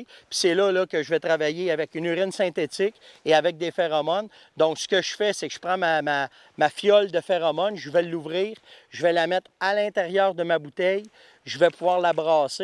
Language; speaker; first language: French; native; French